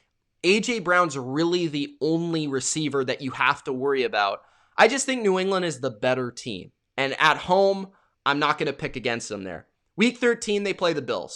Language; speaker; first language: English; native; English